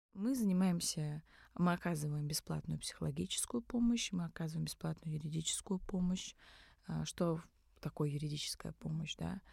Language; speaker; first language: Russian; early bilingual, other home language; Tajik